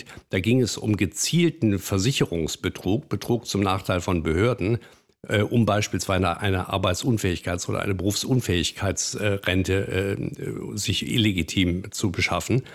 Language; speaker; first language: German; native; German